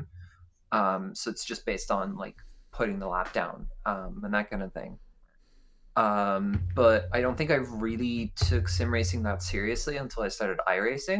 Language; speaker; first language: English; native; English